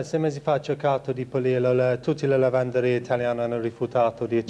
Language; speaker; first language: Italian; non-native, learner; English